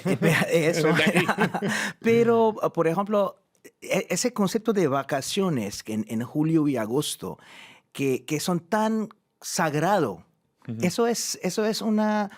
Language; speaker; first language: Spanish; non-native, fluent; French